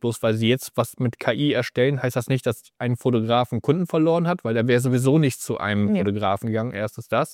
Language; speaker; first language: German; native; German